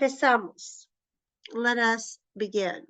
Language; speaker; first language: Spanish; non-native, fluent; English